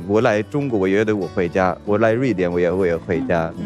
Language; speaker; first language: Chinese; non-native, fluent; Swedish